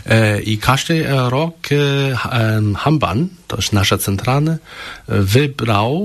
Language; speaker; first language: Polish; non-native, learner; Chinese